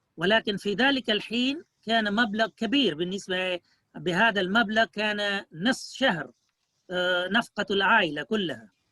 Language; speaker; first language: Arabic; non-native, fluent; Urdu